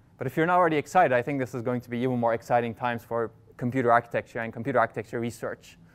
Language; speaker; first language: English; non-native, fluent; Turkish